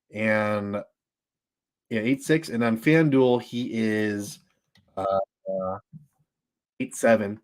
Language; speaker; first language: English; native; English